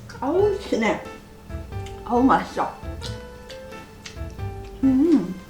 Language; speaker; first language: Korean; non-native, learner; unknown